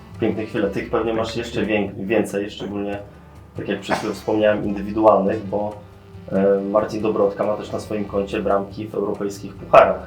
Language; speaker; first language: Polish; native; Polish